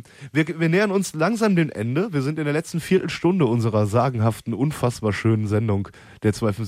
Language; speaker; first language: German; native; German